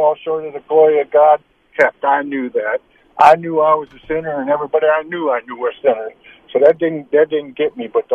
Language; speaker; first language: English; native; English